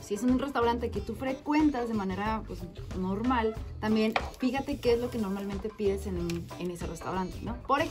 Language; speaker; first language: Spanish; native; Spanish